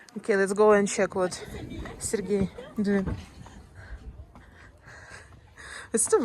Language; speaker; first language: English; non-native, learner; Russian